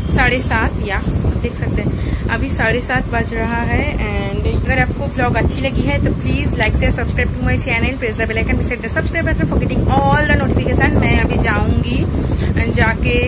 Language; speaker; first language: Hindi; non-native, local second language; Bangla